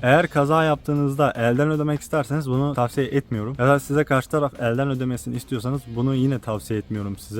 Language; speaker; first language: Turkish; native; Turkish